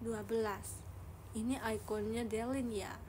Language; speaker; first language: Indonesian; non-native, learner; Japanese